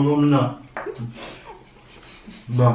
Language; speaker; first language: Russian; non-native, learner; Filipino